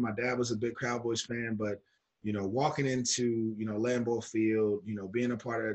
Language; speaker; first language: English; native; English